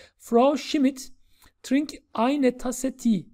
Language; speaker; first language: German; non-native, fluent; Turkish